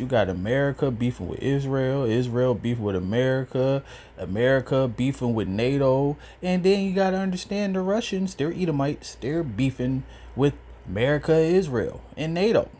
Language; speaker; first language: English; native; English